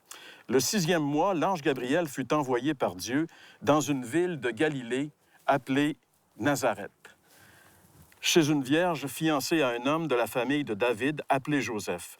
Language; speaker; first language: French; native; French